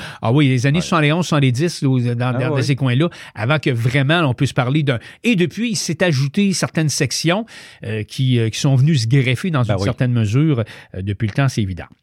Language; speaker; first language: French; native; French